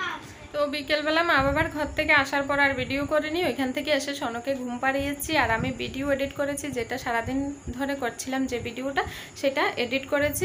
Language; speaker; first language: Bangla; native; Bangla